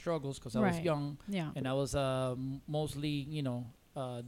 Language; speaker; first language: English; non-native, fluent; Spanish